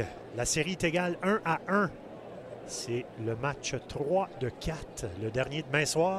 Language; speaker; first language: French; native; French